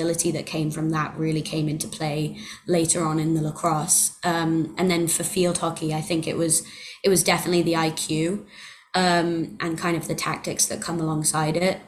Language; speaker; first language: English; native; English